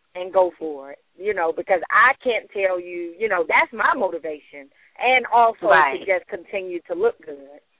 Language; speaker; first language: English; native; English